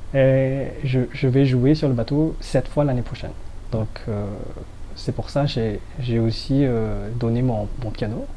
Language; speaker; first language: French; non-native, fluent; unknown